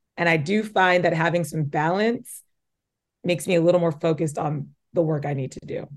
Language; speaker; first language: English; native; English